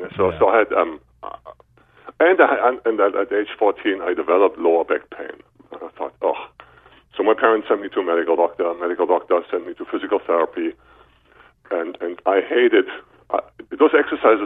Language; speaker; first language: English; non-native, fluent; German